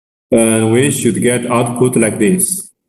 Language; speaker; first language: English; non-native, learner; Chinese